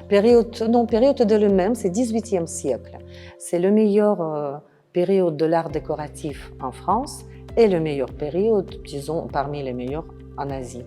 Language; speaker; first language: French; non-native, fluent; Russian